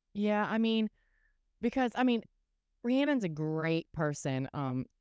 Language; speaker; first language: English; native; English